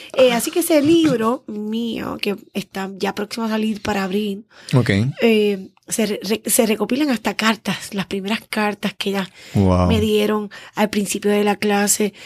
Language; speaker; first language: Spanish; native; Spanish